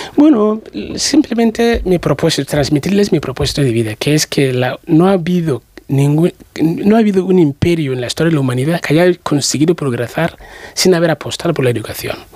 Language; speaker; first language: Spanish; non-native, fluent; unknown